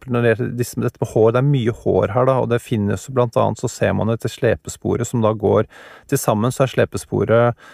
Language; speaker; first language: Norwegian; native; Norwegian